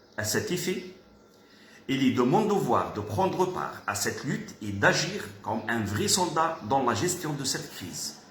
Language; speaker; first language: French; non-native, local second language; Arabic